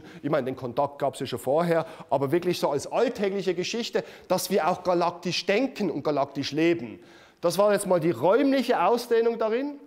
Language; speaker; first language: German; native; German